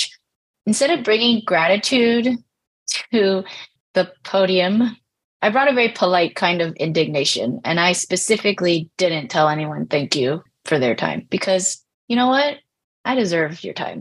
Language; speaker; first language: English; native; English